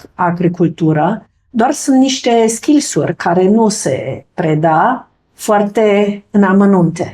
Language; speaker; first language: Romanian; non-native, fluent; German